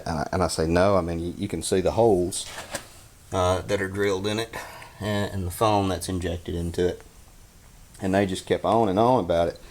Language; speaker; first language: English; native; English